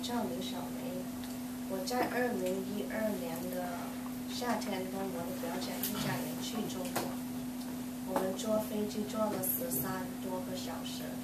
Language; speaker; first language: Chinese; early bilingual, heritage; Chinese